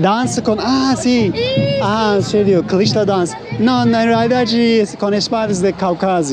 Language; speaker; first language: Portuguese; non-native, learner; Turkish